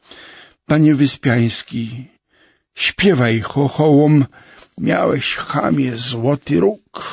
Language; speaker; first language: Polish; native; Polish